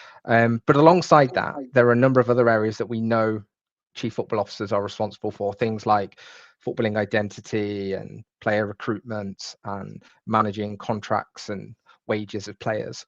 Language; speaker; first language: English; native; English